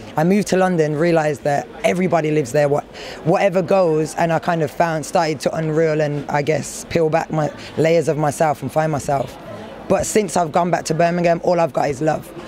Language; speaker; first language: English; native; English